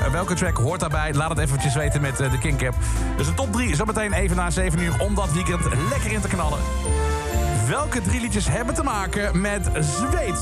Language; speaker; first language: Dutch; native; Dutch